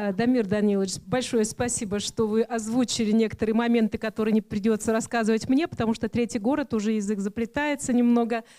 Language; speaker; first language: Russian; native; Russian